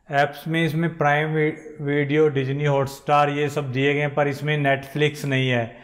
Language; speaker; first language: Hindi; non-native, local second language; Punjabi